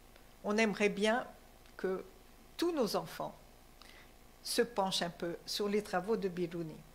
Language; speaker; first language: French; non-native, local second language; Arabic